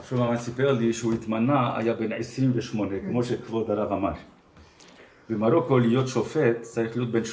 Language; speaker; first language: Hebrew; non-native, fluent; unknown